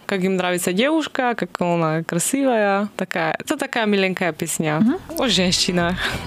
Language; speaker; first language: Russian; non-native, fluent; Slovak